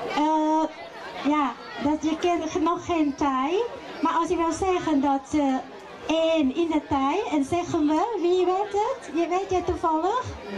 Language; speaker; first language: Dutch; non-native, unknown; Thai